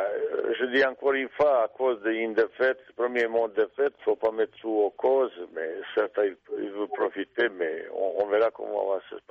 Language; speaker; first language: French; non-native, fluent; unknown